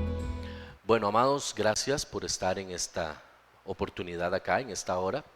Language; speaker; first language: Spanish; native; Spanish